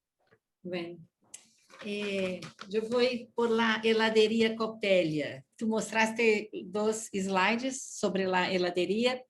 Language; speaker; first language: Spanish; non-native, learner; Portuguese